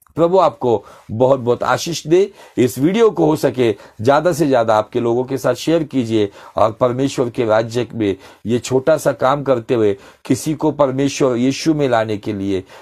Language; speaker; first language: Hindi; non-native, local second language; Marathi